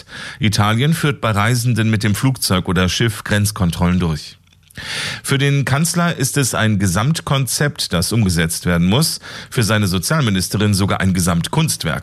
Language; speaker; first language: German; native; German